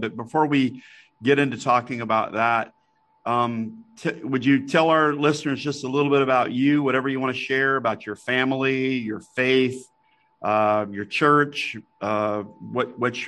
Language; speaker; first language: English; native; English